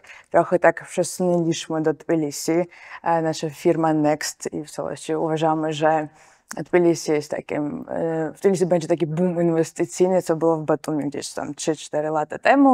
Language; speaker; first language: Polish; non-native, fluent; Georgian